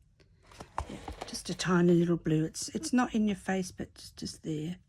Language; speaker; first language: English; native; English